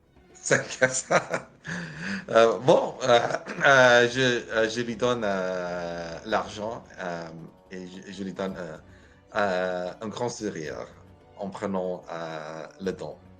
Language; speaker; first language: French; non-native, learner; English